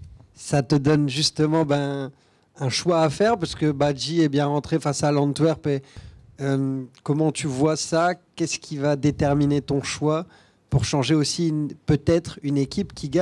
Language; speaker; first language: French; native; French